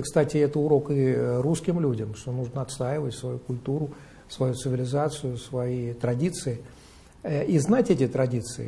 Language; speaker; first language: Russian; native; Russian